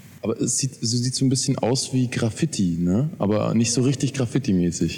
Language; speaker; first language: German; native; German